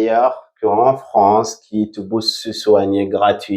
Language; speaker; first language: French; non-native, fluent; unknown